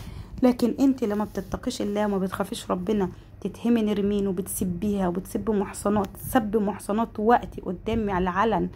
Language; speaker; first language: Arabic; native; Arabic